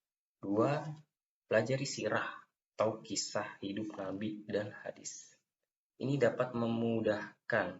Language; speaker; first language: Indonesian; native; Indonesian